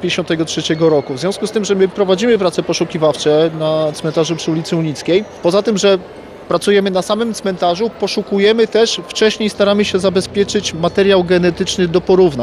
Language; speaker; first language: Polish; native; Polish